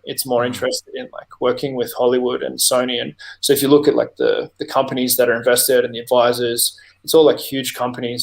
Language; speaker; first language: English; native; English